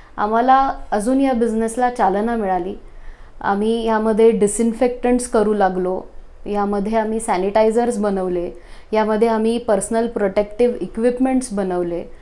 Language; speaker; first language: Marathi; native; Marathi